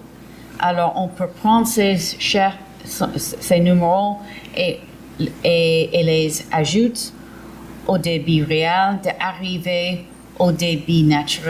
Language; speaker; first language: French; early bilingual, heritage; English